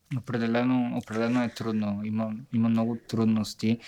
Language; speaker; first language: Bulgarian; native; Bulgarian